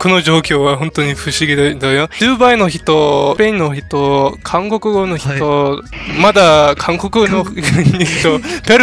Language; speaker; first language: Japanese; non-native, learner; English